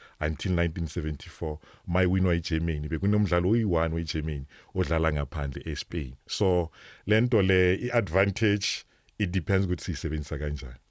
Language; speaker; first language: Zulu; non-native, local second language; Northern Sotho